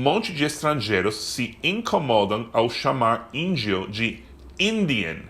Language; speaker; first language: Portuguese; non-native, fluent; English